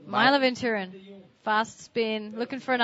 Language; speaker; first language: English; native; English